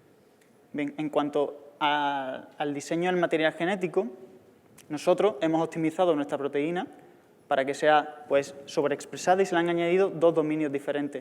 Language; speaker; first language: Spanish; native; Spanish